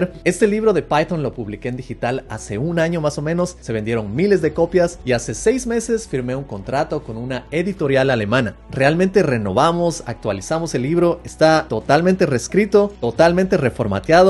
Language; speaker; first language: Spanish; native; Spanish